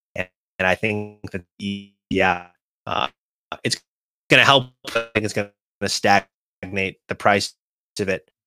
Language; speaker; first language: English; native; English